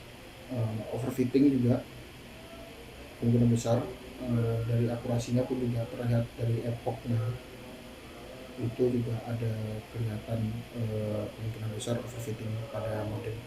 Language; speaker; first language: Indonesian; native; Indonesian